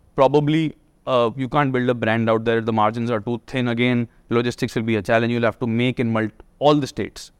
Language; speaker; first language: English; non-native, local second language; Hindi